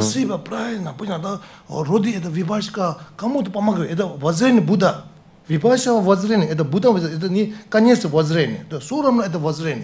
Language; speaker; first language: Russian; non-native, learner; Tibetan